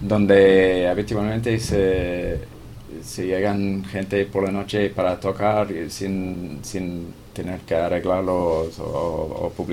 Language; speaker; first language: Spanish; non-native, fluent; English